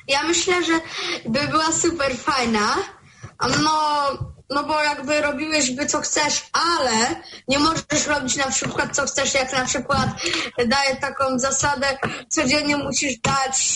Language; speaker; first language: Polish; early bilingual, heritage; Polish